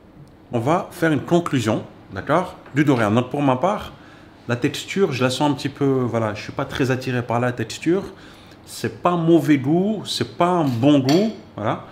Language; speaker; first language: French; native; French